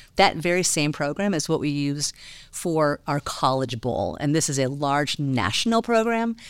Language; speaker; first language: English; native; English